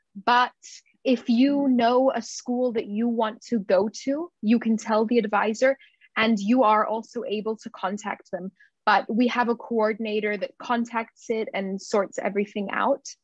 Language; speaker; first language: English; non-native, fluent; Spanish